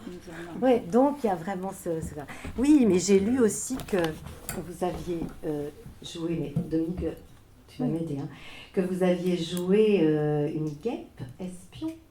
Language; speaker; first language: French; native; French